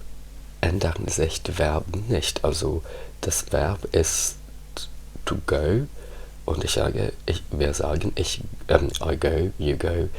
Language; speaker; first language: German; non-native, fluent; Italian